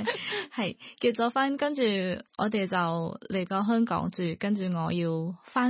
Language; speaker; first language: Cantonese; non-native, learner; Thai